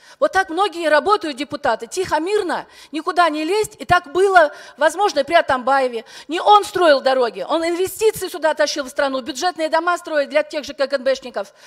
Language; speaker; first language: Russian; native; Russian